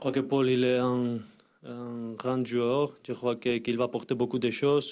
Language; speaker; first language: French; non-native, learner; Spanish